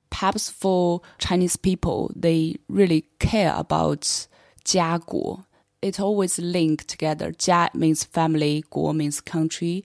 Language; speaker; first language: English; non-native, fluent; Chinese